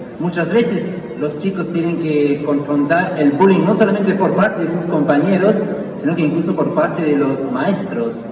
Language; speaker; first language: Spanish; non-native, fluent; German